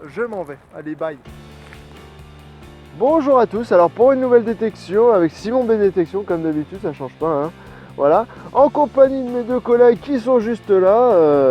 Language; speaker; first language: French; native; French